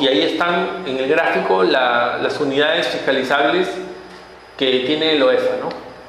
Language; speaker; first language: Spanish; native; Spanish